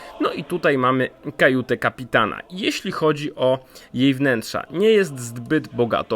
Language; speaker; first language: Polish; native; Polish